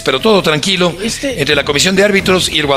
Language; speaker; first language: Spanish; native; Spanish